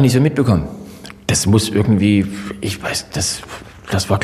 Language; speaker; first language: German; native; German